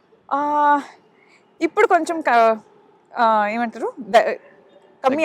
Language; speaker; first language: Telugu; non-native, local second language; Kannada